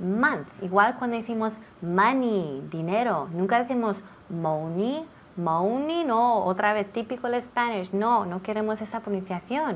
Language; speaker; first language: Spanish; non-native, fluent; English